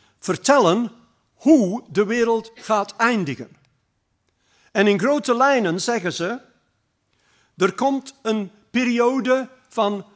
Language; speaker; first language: Dutch; non-native, fluent; English